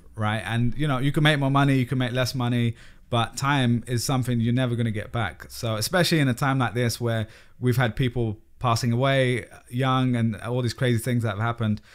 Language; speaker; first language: English; native; English